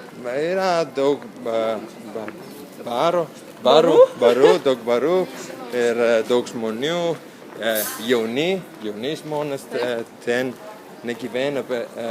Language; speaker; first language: Lithuanian; non-native, learner; Italian